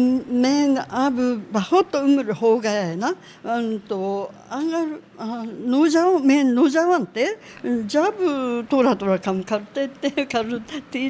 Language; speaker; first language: Hindi; non-native, learner; Japanese